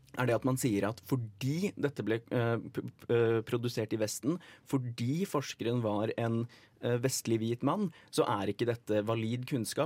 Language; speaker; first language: Norwegian; native; Norwegian